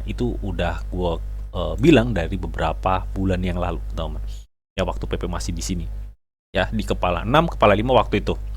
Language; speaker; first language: Indonesian; native; Indonesian